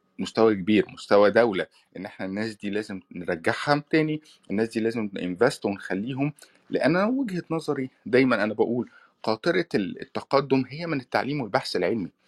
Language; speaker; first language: Arabic; native; Arabic